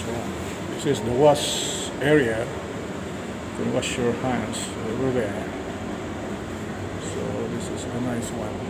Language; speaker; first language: English; non-native, local second language; Filipino